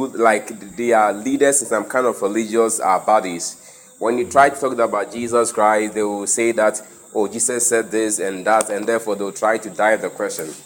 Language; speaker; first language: English; non-native, local second language; Akan